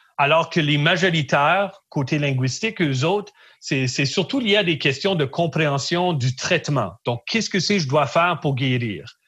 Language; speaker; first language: French; native; French